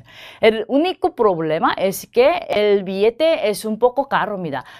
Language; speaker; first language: Spanish; non-native, fluent; Korean